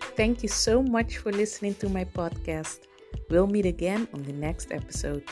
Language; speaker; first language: English; non-native, fluent; Papiamento